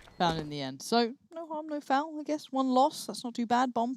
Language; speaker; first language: English; native; English